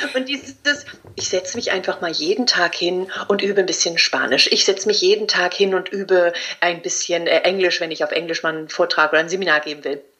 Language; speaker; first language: German; early bilingual, other home language; Spanish